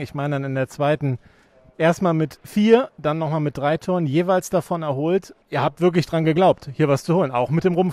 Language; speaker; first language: German; native; German